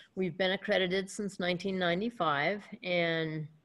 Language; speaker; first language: English; native; English